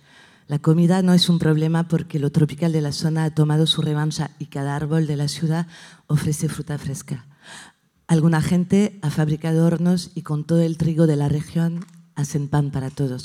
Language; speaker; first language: Spanish; non-native, fluent; French